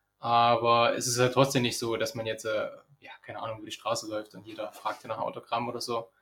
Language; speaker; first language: German; native; German